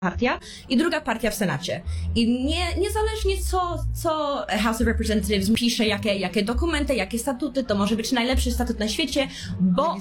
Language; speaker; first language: Polish; early bilingual, heritage; Polish